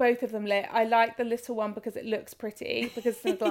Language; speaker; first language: English; native; English